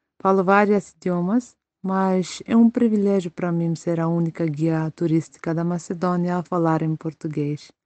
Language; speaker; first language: Portuguese; non-native, fluent; Macedonian